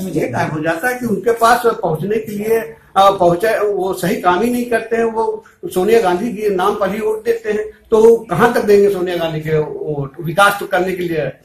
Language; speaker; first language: Hindi; native; Hindi